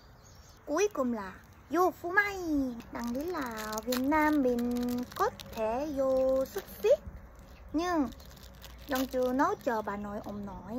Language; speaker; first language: Vietnamese; non-native, fluent; Korean